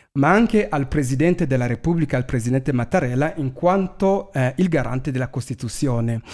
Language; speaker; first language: Italian; non-native, fluent; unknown